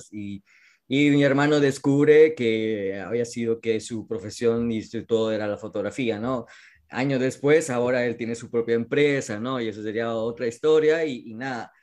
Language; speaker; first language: Spanish; native; Spanish